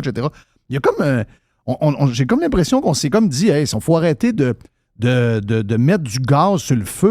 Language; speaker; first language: French; native; French